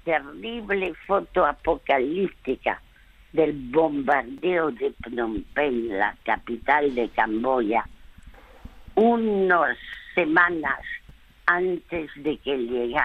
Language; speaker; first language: Spanish; early bilingual, other home language; French